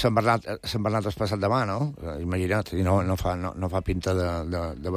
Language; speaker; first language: Catalan; native; Catalan